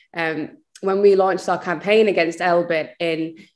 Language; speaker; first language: English; native; English